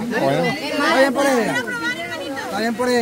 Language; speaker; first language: Spanish; native; Spanish